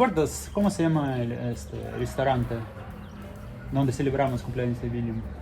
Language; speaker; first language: Spanish; non-native, learner; Russian